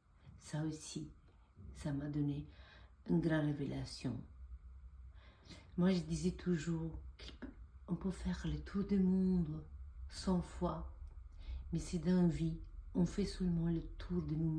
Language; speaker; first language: French; non-native, fluent; Italian